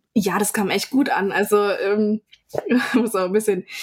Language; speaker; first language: German; native; German